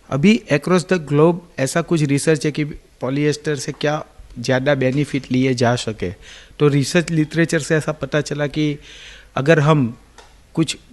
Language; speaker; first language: Hindi; non-native, local second language; Gujarati